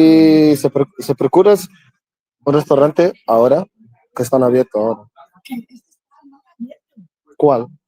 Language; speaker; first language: Spanish; non-native, learner; English